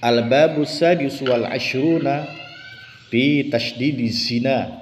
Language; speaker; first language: Arabic; non-native, fluent; Banjar